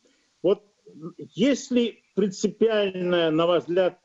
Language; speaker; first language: Russian; native; Russian